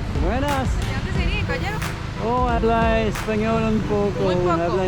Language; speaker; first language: Spanish; non-native, learner; French